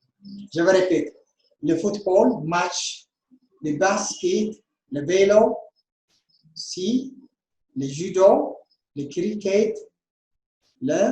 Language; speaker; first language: French; non-native, fluent; Amharic